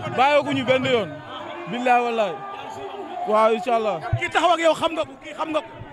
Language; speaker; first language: Wolof; non-native, local second language; Serer